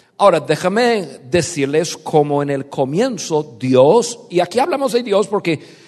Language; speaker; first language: Spanish; non-native, fluent; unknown